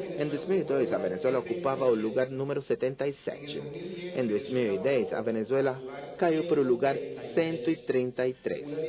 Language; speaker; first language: Portuguese; non-native, fluent; Spanish